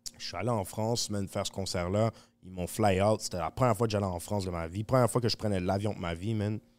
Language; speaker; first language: French; native; French